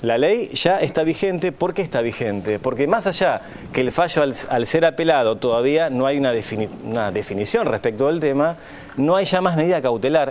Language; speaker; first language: Spanish; native; Spanish